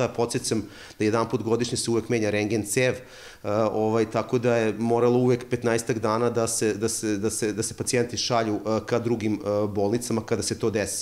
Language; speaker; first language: Serbian; native; Serbian